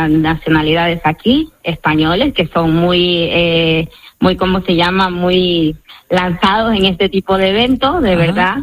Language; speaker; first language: Spanish; native; Spanish